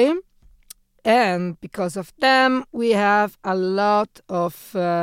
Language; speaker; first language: English; non-native, fluent; Italian